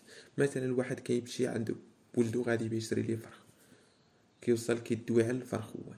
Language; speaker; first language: Arabic; native; Arabic